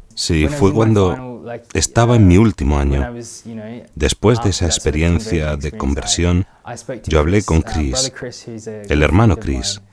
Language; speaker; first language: Spanish; non-native, fluent; English